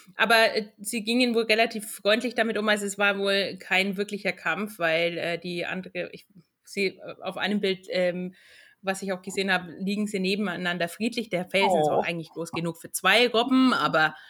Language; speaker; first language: German; native; German